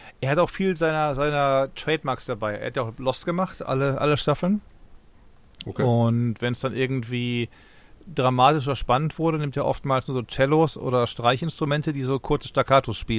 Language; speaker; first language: German; native; German